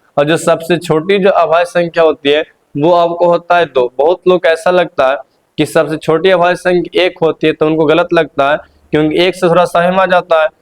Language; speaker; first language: Hindi; native; Hindi